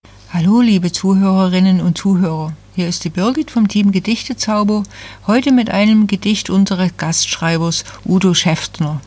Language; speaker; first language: German; native; German